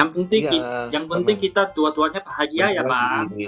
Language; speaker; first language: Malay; non-native, fluent; Korean